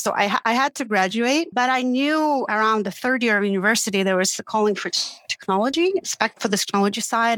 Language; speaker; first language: English; non-native, fluent; Uzbek